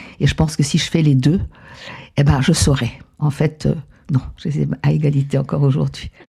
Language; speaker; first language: French; non-native, fluent; Spanish